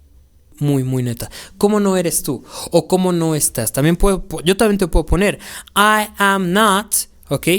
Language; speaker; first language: Spanish; native; Spanish